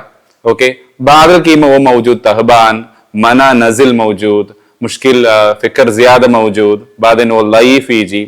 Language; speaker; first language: Arabic; non-native, learner; Malayalam